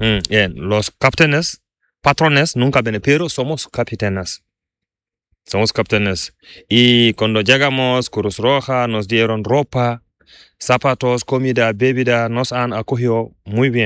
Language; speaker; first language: Spanish; non-native, learner; Fula